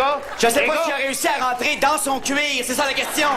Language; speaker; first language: French; native; French